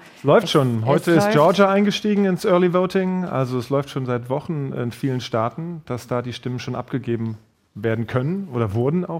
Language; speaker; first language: German; native; German